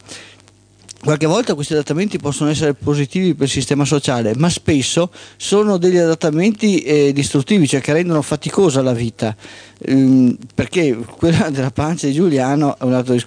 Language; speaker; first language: Italian; native; Italian